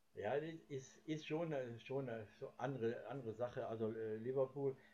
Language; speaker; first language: German; native; German